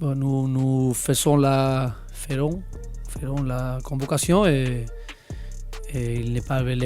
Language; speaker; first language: French; non-native, learner; Spanish